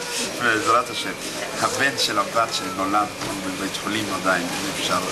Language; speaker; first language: Hebrew; native; Hebrew